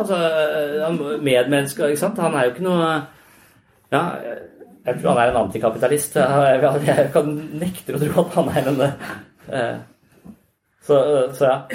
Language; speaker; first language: Norwegian; native; Norwegian